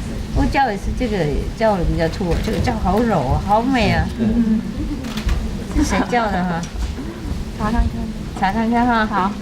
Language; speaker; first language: Chinese; non-native, fluent; Vietnamese